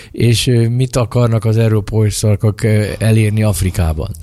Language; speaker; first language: Hungarian; native; Hungarian